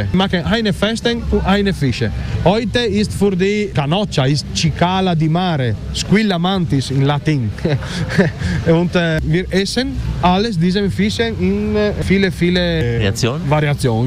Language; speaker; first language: German; non-native, learner; Italian